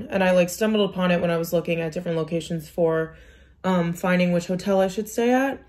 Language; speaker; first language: English; native; English